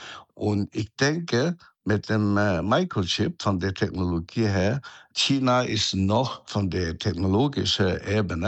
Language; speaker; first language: German; non-native, fluent; Chinese